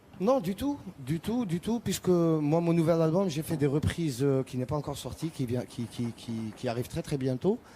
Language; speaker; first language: French; non-native, local second language; Arabic